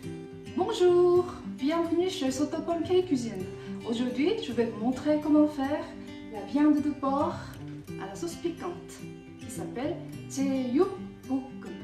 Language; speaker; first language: French; non-native, fluent; Korean